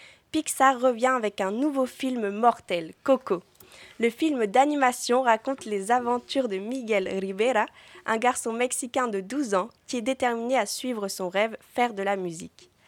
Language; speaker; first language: French; native; French